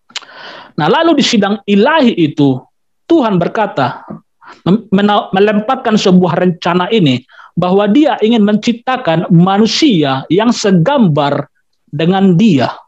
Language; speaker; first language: Indonesian; native; Indonesian